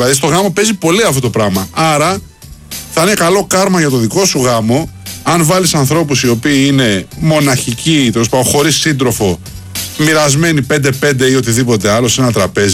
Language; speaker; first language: Greek; native; Greek